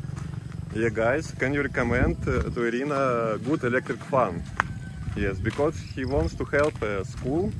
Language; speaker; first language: English; non-native, learner; Russian